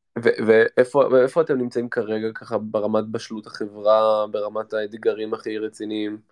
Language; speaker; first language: Hebrew; native; Hebrew